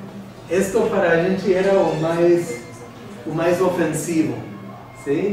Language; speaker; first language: Spanish; non-native, fluent; English